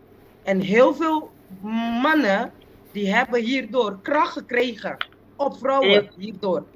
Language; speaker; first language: Dutch; non-native, local second language; Papiamento